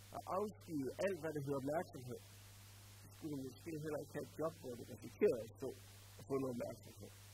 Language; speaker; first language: Danish; native; Danish